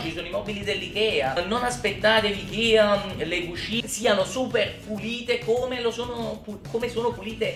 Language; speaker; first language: Italian; native; Italian